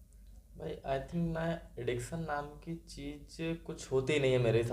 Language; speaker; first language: Hindi; native; Hindi